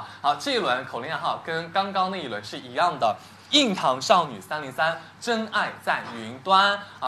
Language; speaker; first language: Chinese; native; Chinese